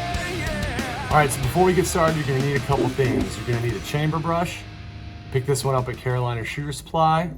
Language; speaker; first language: English; native; English